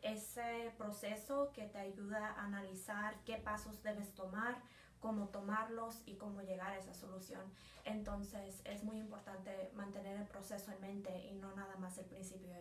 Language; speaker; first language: Spanish; early bilingual, heritage; Spanish